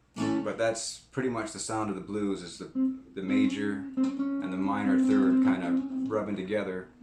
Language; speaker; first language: English; native; English